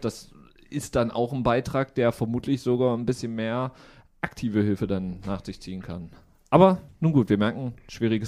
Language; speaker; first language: German; native; German